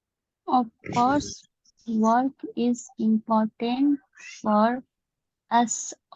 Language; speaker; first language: English; non-native, learner; Hindi